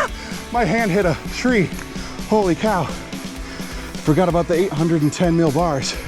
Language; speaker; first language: English; native; English